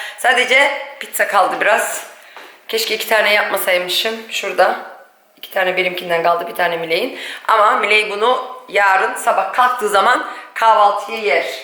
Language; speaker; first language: Turkish; early bilingual, heritage; Turkish